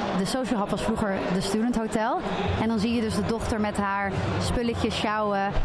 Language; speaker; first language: Dutch; native; Dutch